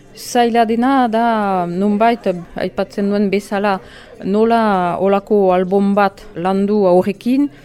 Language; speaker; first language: Basque; non-native, local second language; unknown